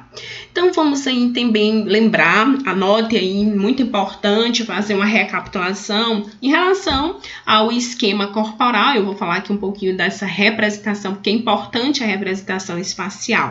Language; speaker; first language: Portuguese; native; Portuguese